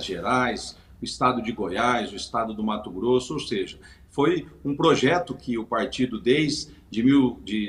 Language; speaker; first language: Portuguese; native; Portuguese